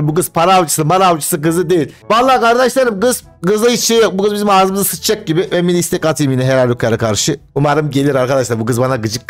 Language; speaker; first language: Turkish; native; Turkish